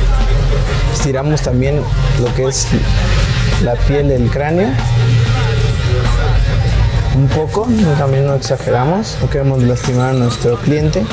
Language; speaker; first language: Spanish; native; Spanish